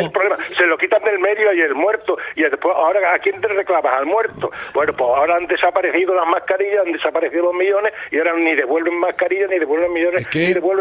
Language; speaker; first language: Spanish; native; Spanish